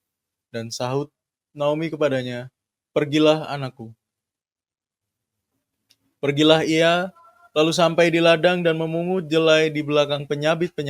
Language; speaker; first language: Indonesian; native; Indonesian